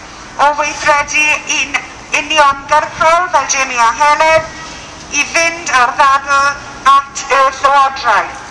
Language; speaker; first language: Welsh; non-native, local second language; English